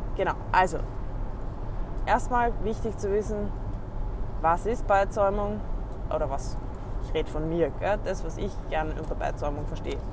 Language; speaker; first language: German; native; German